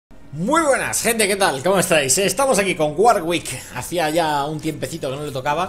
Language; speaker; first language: Spanish; native; Spanish